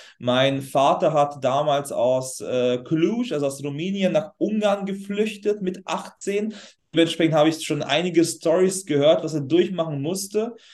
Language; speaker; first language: German; non-native, fluent; Hungarian